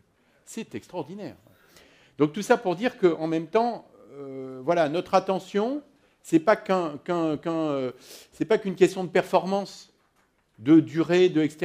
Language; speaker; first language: French; native; French